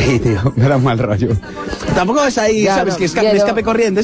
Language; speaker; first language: Spanish; native; Spanish